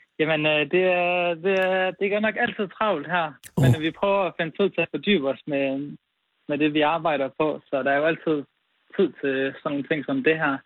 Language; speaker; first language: Danish; early bilingual, other home language; Arabic